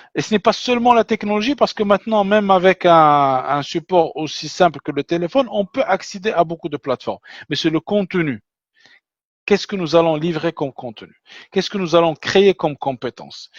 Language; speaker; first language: French; non-native, local second language; Arabic